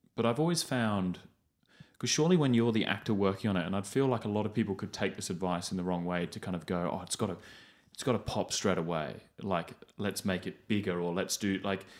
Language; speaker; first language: English; native; English